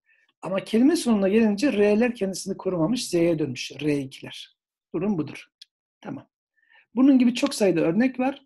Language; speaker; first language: Turkish; native; Turkish